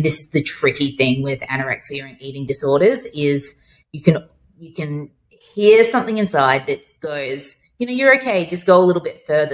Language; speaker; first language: English; native; English